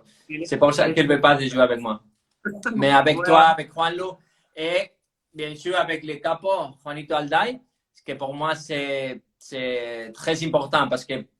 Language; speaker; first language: French; non-native, fluent; Spanish